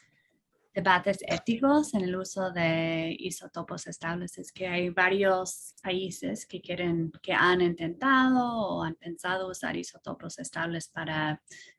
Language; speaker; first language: Spanish; non-native, fluent; English